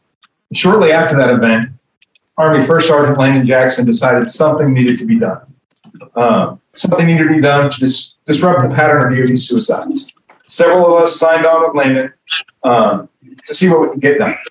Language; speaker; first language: English; native; English